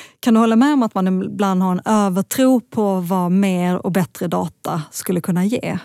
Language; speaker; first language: Swedish; native; Swedish